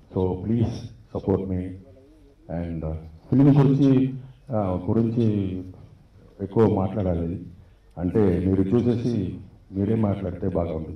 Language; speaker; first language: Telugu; non-native, learner; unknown